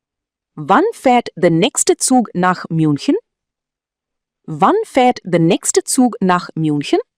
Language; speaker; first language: German; non-native, fluent; Tamil